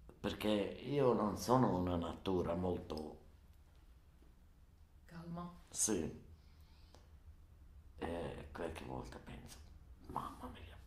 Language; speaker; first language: Italian; non-native, learner; German